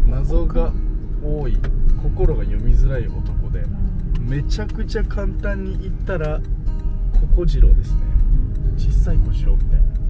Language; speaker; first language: Japanese; native; Japanese